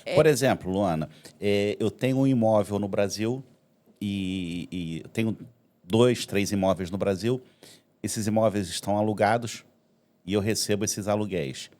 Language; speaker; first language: Portuguese; native; Portuguese